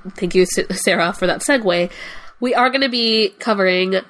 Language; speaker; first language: English; non-native, fluent; Spanish